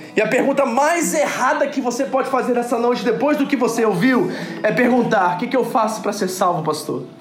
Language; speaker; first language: Portuguese; early bilingual, other home language; English